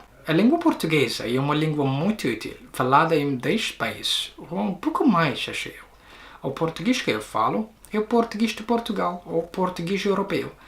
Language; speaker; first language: Portuguese; non-native, learner; Arabic